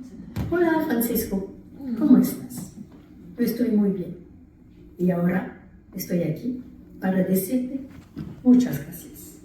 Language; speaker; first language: Spanish; non-native, learner; French